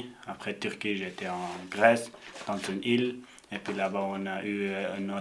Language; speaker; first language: French; non-native, learner; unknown